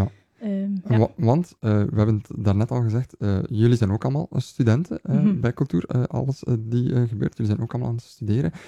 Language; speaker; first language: Dutch; native; Dutch